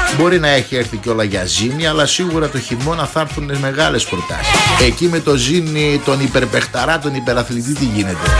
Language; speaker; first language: Greek; native; Greek